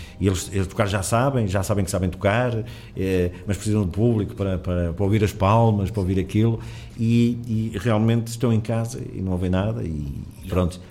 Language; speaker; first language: Portuguese; native; Portuguese